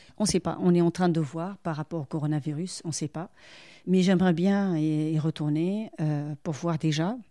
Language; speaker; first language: French; non-native, local second language; Arabic